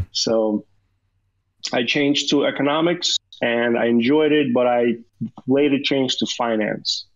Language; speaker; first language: English; early bilingual, other home language; Romanian